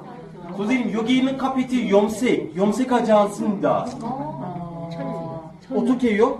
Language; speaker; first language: Korean; non-native, learner; Turkish